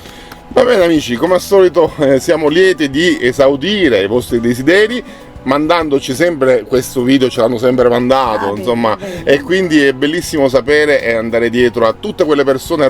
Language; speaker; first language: Italian; native; Italian